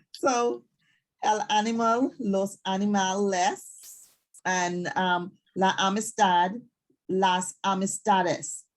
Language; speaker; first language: Spanish; non-native, learner; English